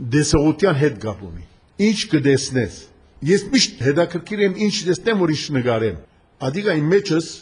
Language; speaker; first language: Armenian; early bilingual, heritage; Armenian